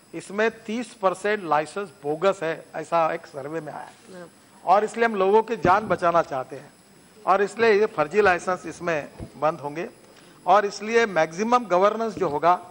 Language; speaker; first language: Hindi; non-native, local second language; Marathi